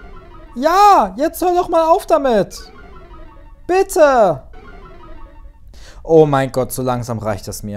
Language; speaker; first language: German; native; German